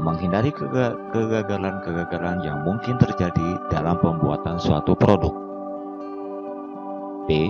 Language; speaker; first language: Indonesian; native; Indonesian